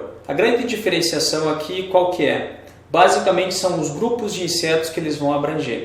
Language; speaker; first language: Portuguese; native; Portuguese